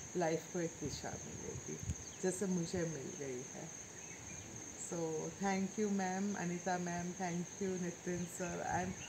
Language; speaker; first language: Hindi; non-native, local second language; Gujarati